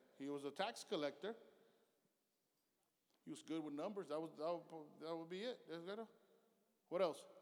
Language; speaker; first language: English; early bilingual, other home language; Spanish